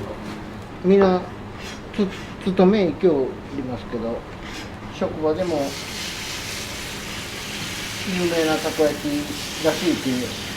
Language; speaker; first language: Japanese; native; Japanese